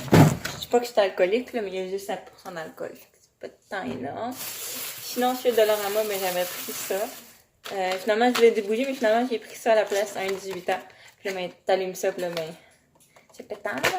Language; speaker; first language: French; native; French